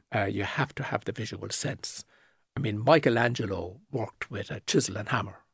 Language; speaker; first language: English; native; English